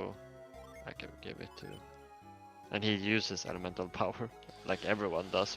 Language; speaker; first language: English; non-native, fluent; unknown